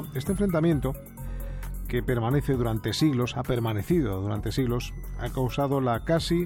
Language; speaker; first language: Spanish; native; Spanish